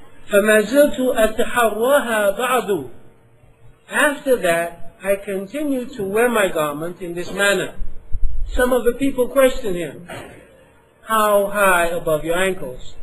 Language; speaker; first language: English; native; English